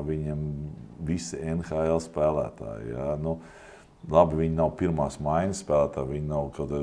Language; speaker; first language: Latvian; native; Latvian